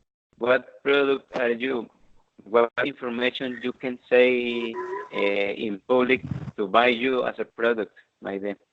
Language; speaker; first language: English; non-native, fluent; Spanish